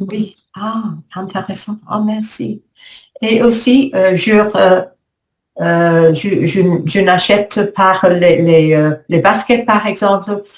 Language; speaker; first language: French; non-native, learner; English